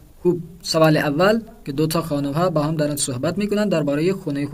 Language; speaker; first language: Persian; non-native, fluent; Urdu